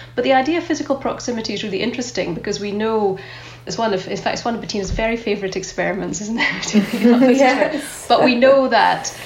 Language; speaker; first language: English; native; English